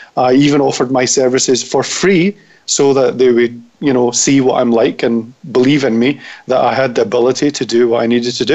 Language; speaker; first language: English; native; English